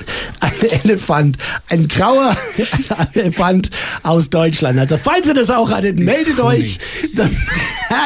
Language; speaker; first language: German; native; German